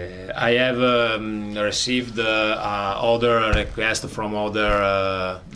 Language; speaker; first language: English; non-native, learner; Italian